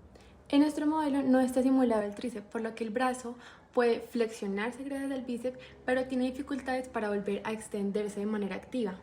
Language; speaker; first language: Spanish; native; Spanish